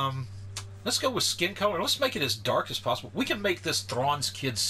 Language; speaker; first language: English; native; English